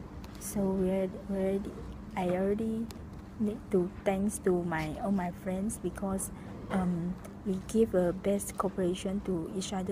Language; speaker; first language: English; non-native, local second language; Malay